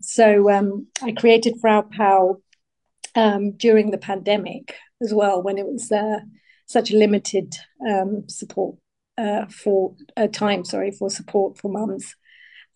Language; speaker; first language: English; native; English